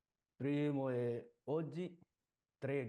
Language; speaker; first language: Italian; non-native, learner; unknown